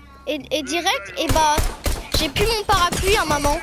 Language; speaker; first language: French; native; French